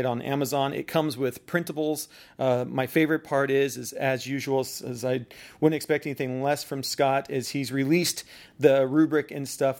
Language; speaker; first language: English; native; English